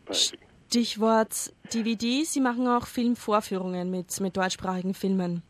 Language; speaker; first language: German; native; German